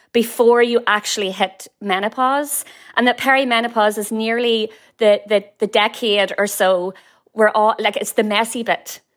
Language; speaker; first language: English; native; English